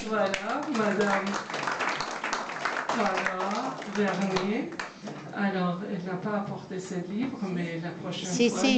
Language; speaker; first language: French; non-native, fluent; Persian